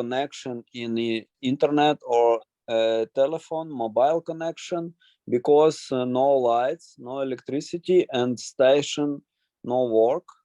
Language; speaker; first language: English; non-native, learner; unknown